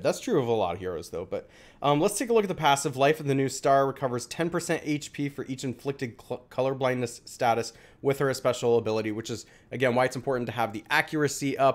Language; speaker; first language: English; native; English